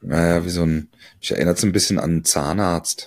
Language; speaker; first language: German; native; German